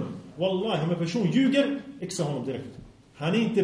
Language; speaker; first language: Swedish; early bilingual, other home language; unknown